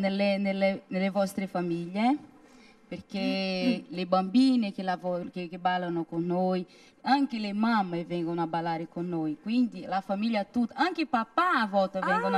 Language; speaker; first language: Italian; non-native, fluent; Portuguese